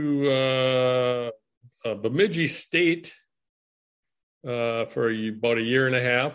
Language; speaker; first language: English; native; English